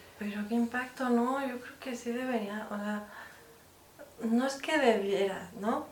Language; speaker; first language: Spanish; native; Spanish